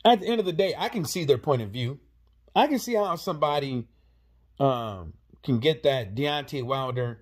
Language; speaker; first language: English; native; English